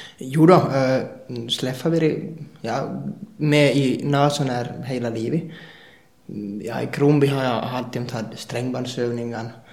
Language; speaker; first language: Swedish; native; Swedish